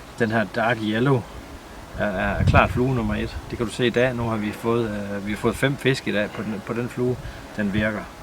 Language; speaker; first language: Danish; native; Danish